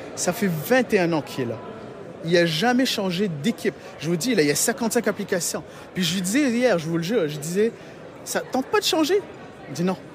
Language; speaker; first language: French; non-native, local second language; Arabic